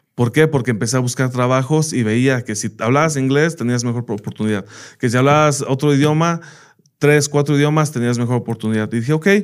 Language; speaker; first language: Spanish; early bilingual, heritage; Spanish